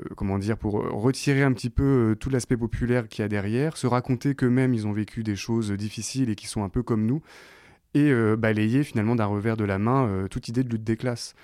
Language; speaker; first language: French; native; French